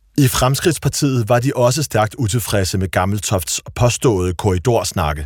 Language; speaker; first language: Danish; early bilingual, other home language; Arabic